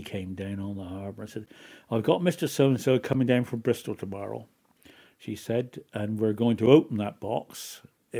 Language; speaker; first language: English; native; English